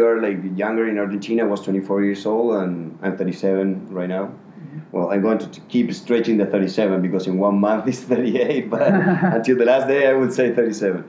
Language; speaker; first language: English; non-native, fluent; Spanish